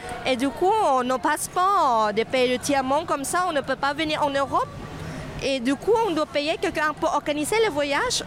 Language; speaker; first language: French; non-native, fluent; Thai